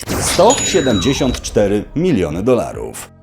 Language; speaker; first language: Polish; native; Polish